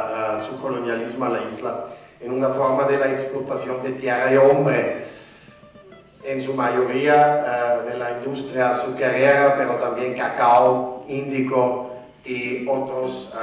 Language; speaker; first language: Spanish; non-native, fluent; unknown